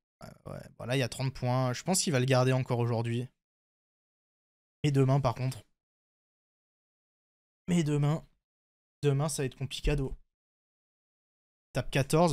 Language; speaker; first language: French; native; French